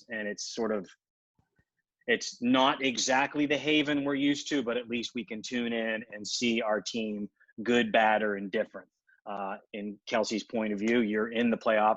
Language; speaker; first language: English; native; English